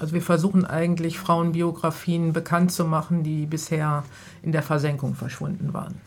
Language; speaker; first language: German; native; German